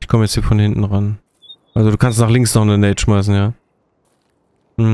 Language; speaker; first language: German; native; German